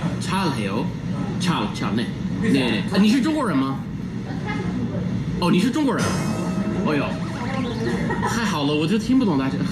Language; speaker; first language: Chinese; non-native, learner; English